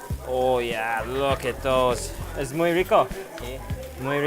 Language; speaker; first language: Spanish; non-native, learner; English